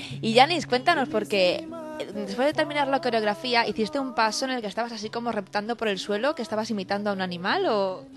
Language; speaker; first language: Spanish; native; Spanish